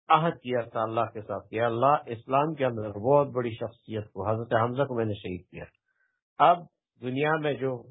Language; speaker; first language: Urdu; non-native, local second language; Pashto